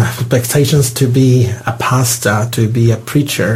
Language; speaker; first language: English; non-native, fluent; Spanish